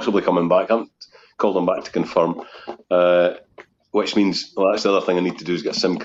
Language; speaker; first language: English; native; English